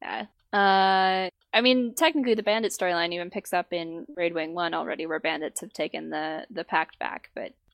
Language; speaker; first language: English; native; English